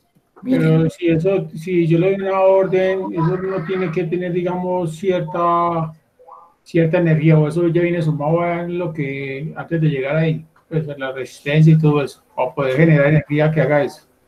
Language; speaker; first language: Spanish; native; Spanish